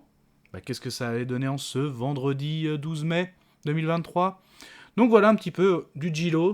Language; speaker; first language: French; native; French